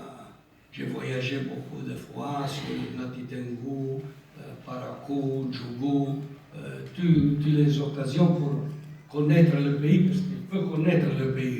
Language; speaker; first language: French; non-native, local second language; Italian